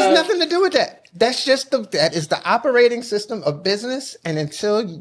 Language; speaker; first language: English; native; English